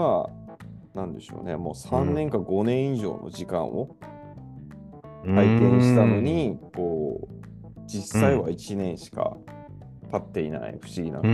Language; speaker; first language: Japanese; native; Japanese